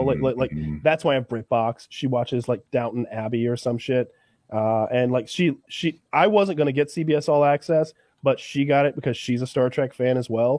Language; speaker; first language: English; native; English